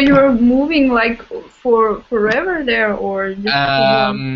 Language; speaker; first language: English; non-native, fluent; Russian